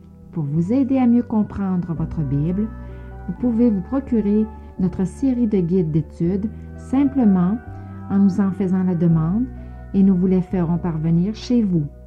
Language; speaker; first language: French; native; French